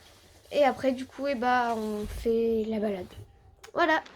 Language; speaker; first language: French; native; French